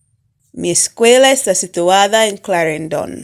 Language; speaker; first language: Spanish; non-native, fluent; English